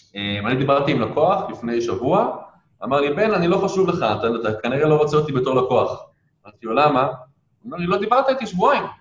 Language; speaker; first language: Hebrew; native; Hebrew